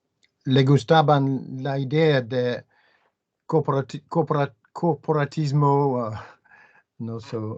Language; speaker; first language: Spanish; non-native, learner; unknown